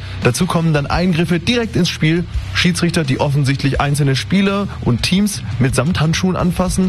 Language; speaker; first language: German; native; German